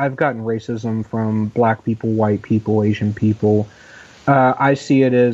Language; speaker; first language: English; native; English